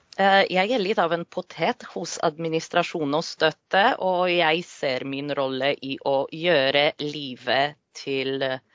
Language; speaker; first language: Norwegian; non-native, fluent; Polish